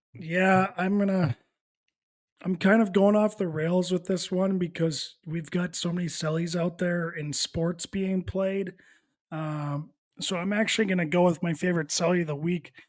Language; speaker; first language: English; native; English